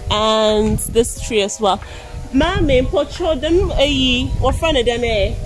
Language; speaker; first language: English; non-native, local second language; Akan